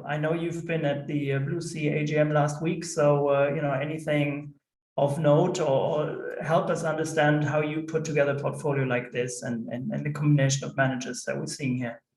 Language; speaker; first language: English; non-native, fluent; German